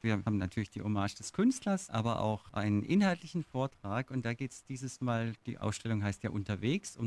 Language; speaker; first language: German; native; German